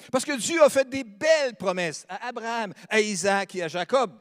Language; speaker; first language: French; native; French